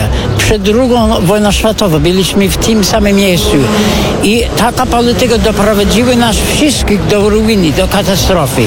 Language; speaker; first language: Polish; non-native, fluent; English